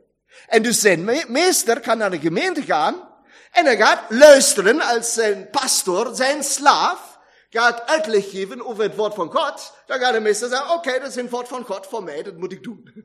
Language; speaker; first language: Dutch; non-native, fluent; German